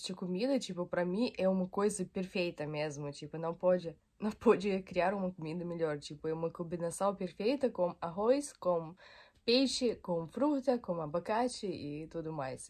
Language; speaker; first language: Portuguese; non-native, fluent; Russian